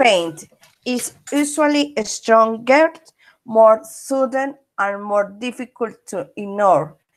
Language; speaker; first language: English; non-native, learner; Spanish